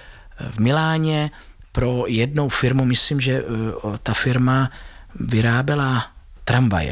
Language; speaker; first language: Czech; non-native, fluent; Italian